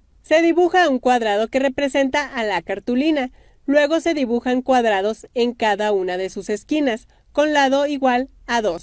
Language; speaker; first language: Spanish; native; Spanish